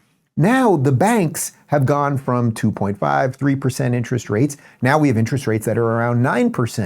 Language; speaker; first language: English; native; English